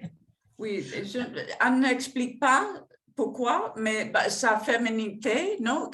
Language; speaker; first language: French; non-native, fluent; Spanish